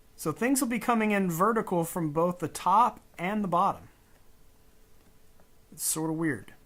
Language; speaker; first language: English; native; English